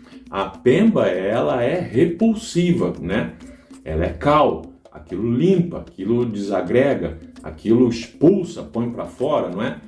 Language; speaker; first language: Portuguese; native; Portuguese